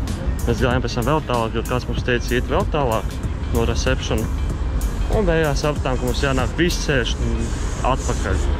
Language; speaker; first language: Latvian; native; Latvian